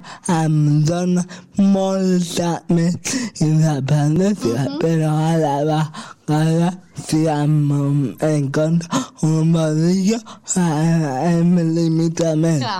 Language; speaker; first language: Catalan; non-native, local second language; Spanish